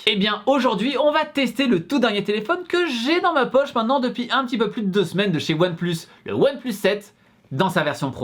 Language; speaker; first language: French; native; French